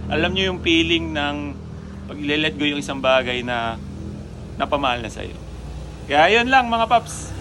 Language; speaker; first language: Filipino; native; Filipino